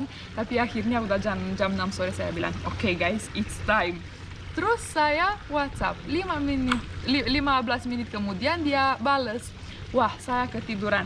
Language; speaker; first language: Indonesian; non-native, fluent; Romanian